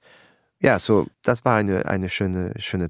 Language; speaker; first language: German; non-native, learner; French